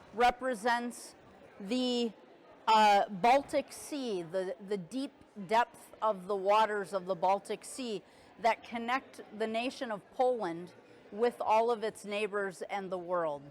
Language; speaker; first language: English; native; English